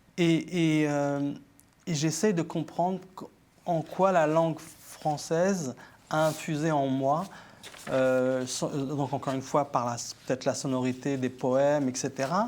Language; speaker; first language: French; early bilingual, other home language; Arabic